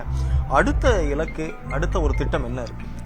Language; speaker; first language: Tamil; native; Tamil